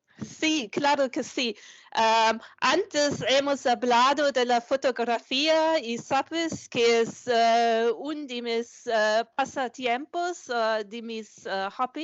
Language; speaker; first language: Spanish; non-native, learner; German